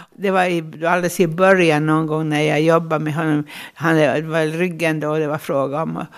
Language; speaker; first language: Swedish; native; Swedish